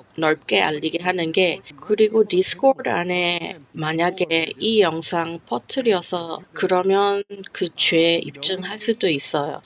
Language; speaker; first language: Korean; non-native, fluent; English